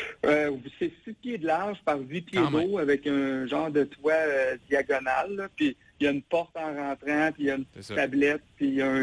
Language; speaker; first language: French; native; French